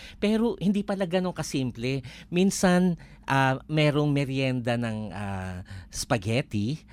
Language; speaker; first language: Filipino; native; Filipino